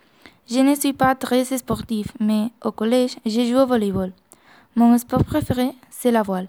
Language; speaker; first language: French; non-native, learner; Spanish